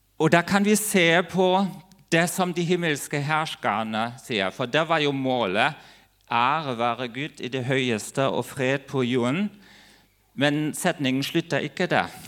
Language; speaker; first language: Norwegian; non-native, fluent; German